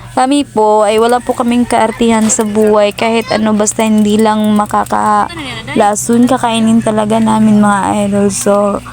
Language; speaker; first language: Filipino; non-native, local second language; Cebuano